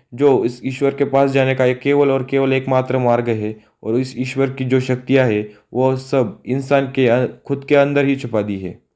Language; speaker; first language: Hindi; non-native, local second language; Marathi